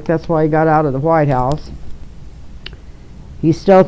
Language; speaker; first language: English; native; English